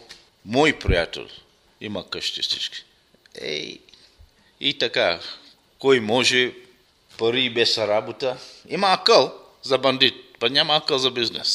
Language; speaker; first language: Bulgarian; non-native, local second language; Arabic